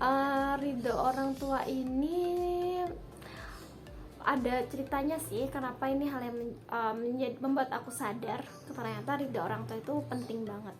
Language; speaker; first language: Indonesian; native; Indonesian